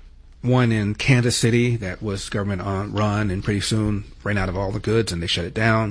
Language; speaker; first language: English; native; English